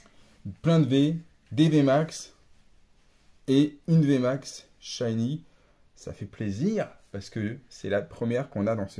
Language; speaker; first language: French; native; French